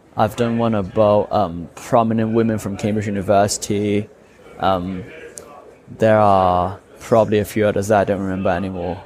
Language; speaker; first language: English; non-native, local second language; Cantonese